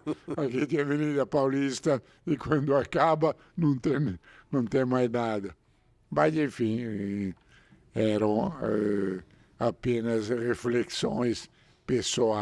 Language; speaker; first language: Portuguese; non-native, fluent; Italian